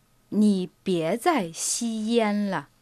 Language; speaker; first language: Chinese; native; Chinese